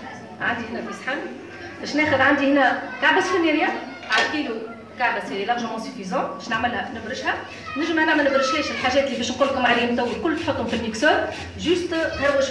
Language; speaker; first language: Arabic; native; Arabic